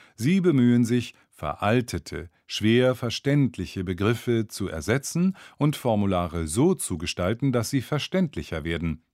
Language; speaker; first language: German; native; German